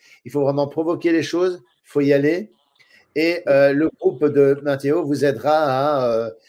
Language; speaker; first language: French; native; French